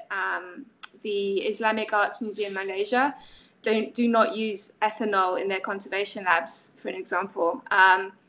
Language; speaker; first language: English; non-native, fluent; French